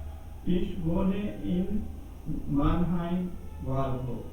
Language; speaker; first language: German; non-native, learner; Urdu